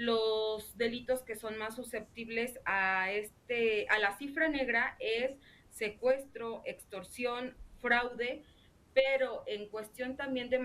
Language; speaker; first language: Spanish; native; Spanish